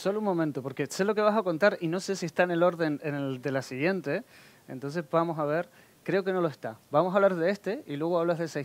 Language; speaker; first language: Spanish; native; Spanish